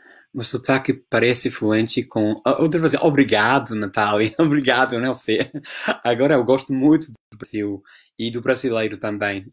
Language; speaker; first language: Portuguese; non-native, fluent; English